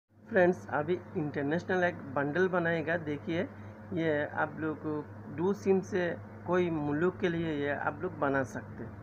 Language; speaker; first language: Hindi; non-native, learner; Bangla